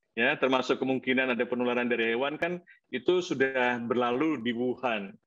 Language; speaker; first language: Indonesian; native; Indonesian